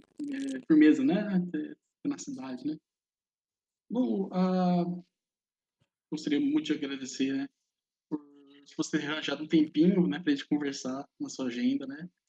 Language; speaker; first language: Portuguese; native; Portuguese